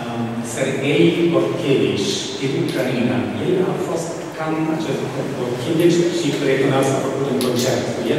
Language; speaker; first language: Romanian; non-native, fluent; German